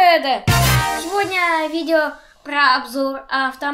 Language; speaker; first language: Russian; native; Russian